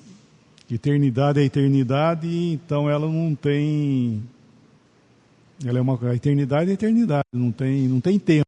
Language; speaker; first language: Portuguese; native; Portuguese